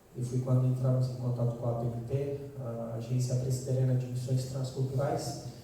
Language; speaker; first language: Portuguese; non-native, fluent; Romanian